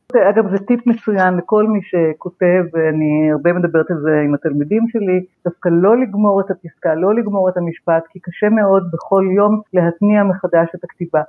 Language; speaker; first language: Hebrew; native; Hebrew